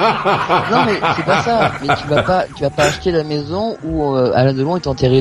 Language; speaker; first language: French; native; French